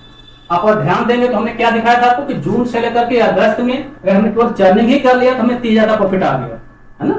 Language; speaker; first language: Hindi; native; Hindi